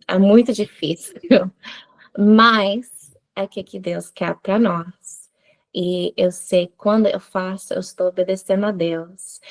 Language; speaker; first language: Portuguese; non-native, fluent; English